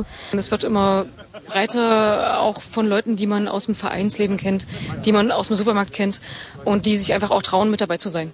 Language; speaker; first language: German; native; German